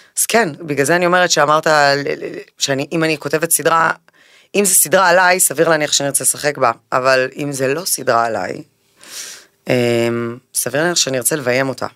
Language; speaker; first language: Hebrew; early bilingual, other home language; Spanish